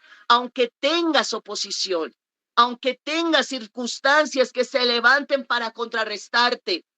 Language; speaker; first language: Spanish; native; Spanish